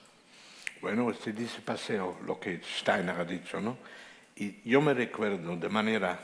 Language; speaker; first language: Spanish; non-native, fluent; Dutch